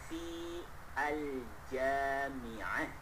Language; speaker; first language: Arabic; non-native, fluent; Malay